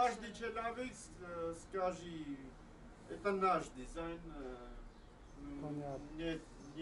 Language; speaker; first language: Russian; non-native, learner; Armenian